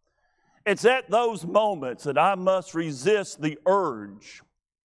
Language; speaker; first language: English; native; English